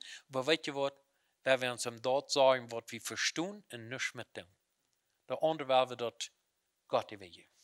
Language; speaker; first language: German; non-native, learner; Plautdietsch